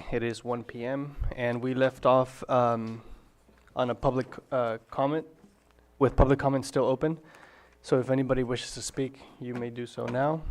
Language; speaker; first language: English; native; English